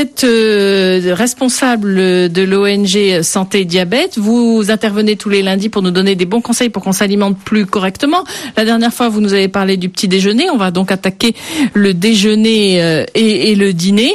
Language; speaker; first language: French; native; French